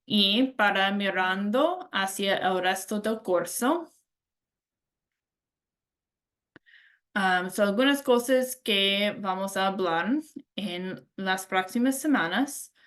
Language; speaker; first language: Spanish; non-native, learner; English